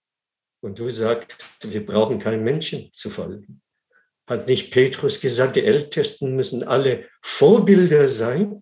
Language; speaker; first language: German; non-native, fluent; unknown